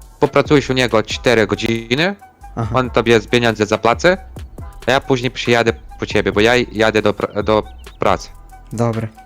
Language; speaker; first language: Polish; non-native, learner; Ukrainian